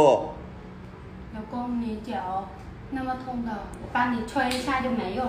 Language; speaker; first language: Chinese; non-native, learner; Vietnamese